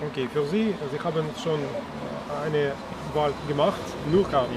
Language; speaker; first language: German; non-native, learner; Russian